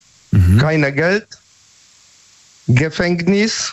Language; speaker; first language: German; non-native, learner; Polish